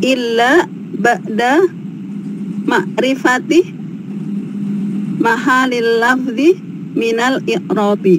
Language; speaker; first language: Arabic; non-native, learner; Indonesian